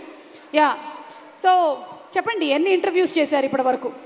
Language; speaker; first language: Telugu; native; Telugu